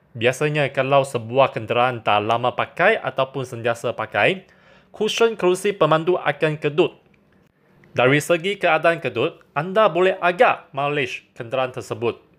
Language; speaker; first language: Malay; non-native, local second language; Chinese